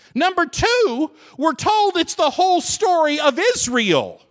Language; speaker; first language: English; native; English